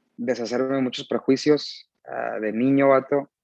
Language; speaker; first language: Spanish; early bilingual, heritage; Spanish